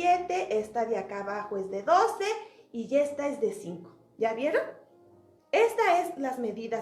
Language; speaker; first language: Spanish; native; Spanish